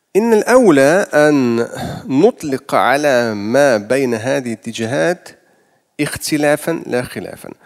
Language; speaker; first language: Arabic; non-native, fluent; Russian